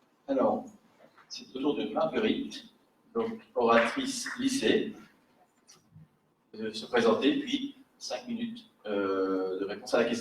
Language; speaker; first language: French; native; French